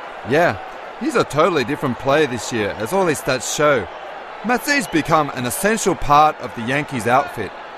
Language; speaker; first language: English; native; English